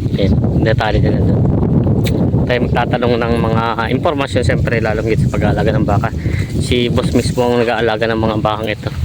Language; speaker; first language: Filipino; native; Filipino